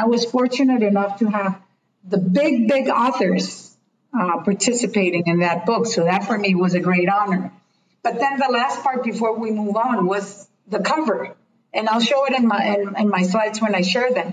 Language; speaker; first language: English; non-native, fluent; Spanish